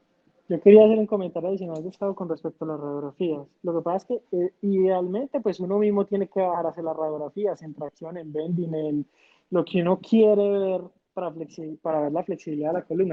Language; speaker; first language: Spanish; native; Spanish